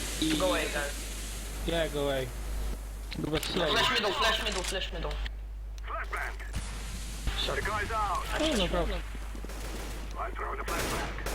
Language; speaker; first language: English; non-native, learner; Polish